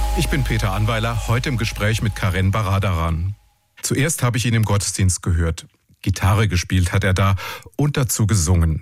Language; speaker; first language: German; native; German